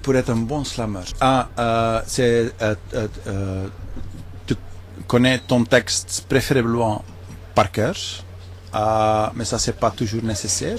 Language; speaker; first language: French; non-native, local second language; Dutch